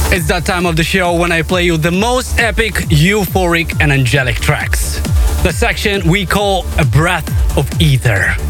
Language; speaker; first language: English; non-native, fluent; Romanian